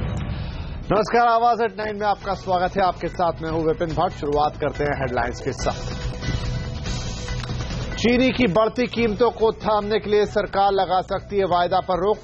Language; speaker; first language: Hindi; native; Hindi